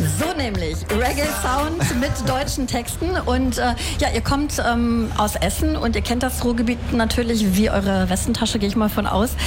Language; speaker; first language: German; native; German